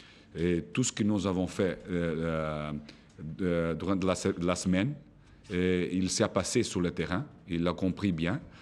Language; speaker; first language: French; non-native, fluent; Portuguese